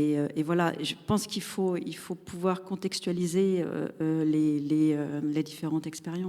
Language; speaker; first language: French; native; French